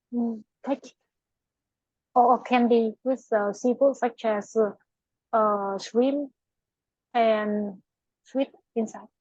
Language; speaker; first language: English; non-native, learner; Vietnamese